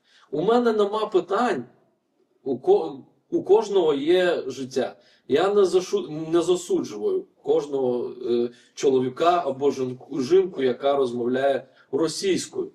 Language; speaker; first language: Ukrainian; non-native, fluent; Lithuanian